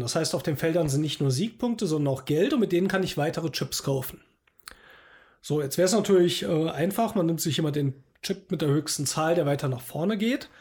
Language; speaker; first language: German; native; German